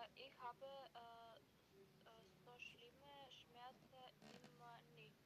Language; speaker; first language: German; non-native, learner; Macedonian